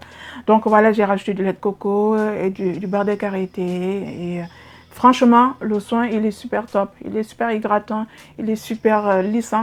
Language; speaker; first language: French; native; French